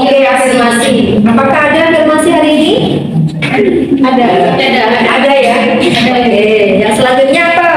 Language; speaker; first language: Indonesian; native; Indonesian